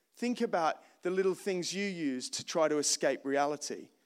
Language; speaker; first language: English; native; English